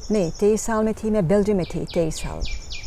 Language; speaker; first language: Hindi; non-native, learner; Dutch